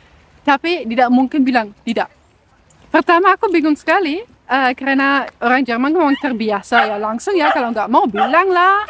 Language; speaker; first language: Indonesian; non-native, fluent; German